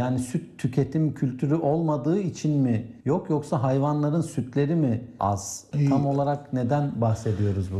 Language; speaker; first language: Turkish; native; Turkish